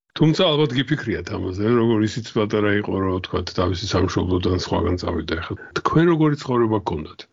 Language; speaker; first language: Georgian; native; Georgian